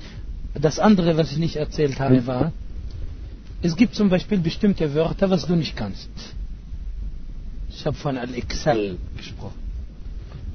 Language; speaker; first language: German; non-native, fluent; Arabic